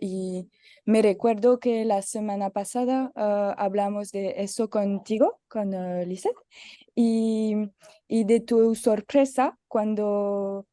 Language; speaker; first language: Spanish; non-native, learner; French